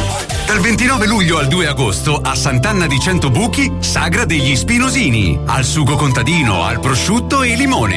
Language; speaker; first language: Italian; native; Italian